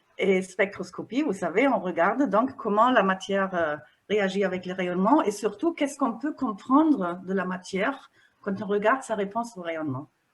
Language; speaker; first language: French; non-native, fluent; German